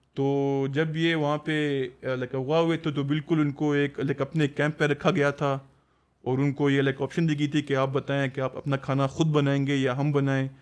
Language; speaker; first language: Urdu; non-native, local second language; Pashto